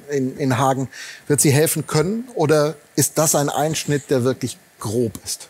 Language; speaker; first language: German; native; German